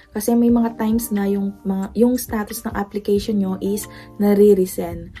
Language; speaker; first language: Filipino; non-native, local second language; Pampanga